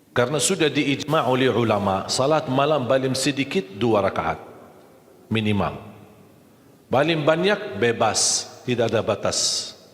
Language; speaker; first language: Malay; non-native, fluent; Arabic